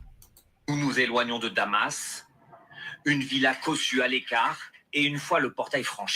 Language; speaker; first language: French; native; French